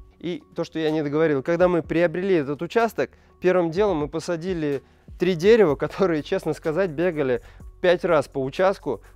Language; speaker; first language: Russian; native; Russian